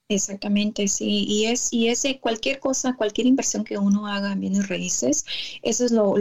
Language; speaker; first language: Spanish; native; Spanish